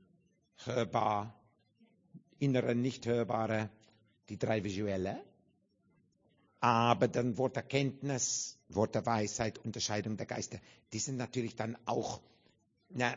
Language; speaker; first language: German; non-native, learner; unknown